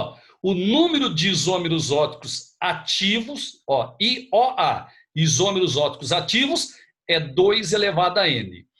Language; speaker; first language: Portuguese; native; Portuguese